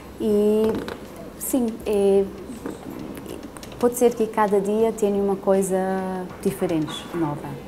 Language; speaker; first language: Portuguese; non-native, learner; German